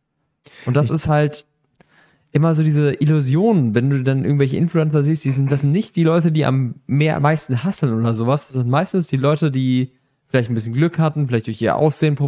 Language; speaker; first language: German; native; German